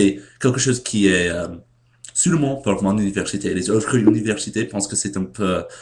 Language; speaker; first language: French; non-native, learner; English